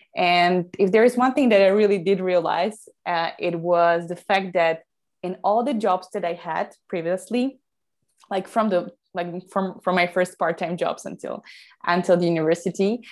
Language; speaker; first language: English; non-native, fluent; Slovak